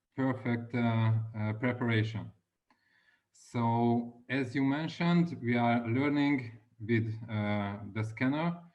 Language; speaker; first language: English; non-native, fluent; Hungarian